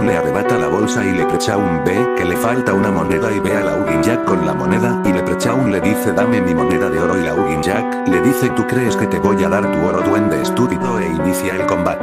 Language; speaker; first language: Spanish; native; Spanish